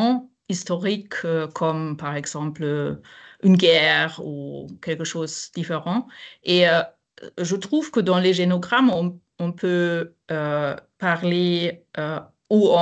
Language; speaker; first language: French; non-native, fluent; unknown